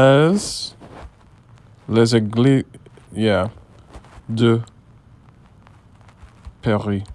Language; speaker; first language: French; non-native, learner; English